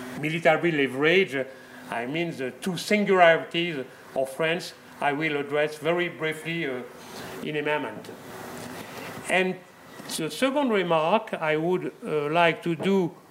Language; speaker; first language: English; non-native, fluent; French